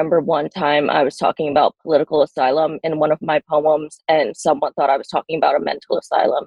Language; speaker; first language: English; native; English